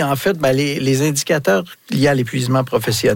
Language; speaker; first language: French; native; French